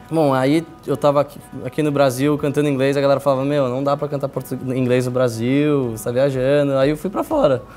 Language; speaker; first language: Portuguese; native; Portuguese